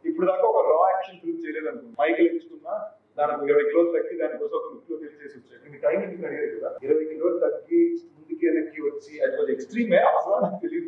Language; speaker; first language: Telugu; native; Telugu